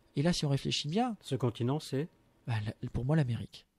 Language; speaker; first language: French; native; French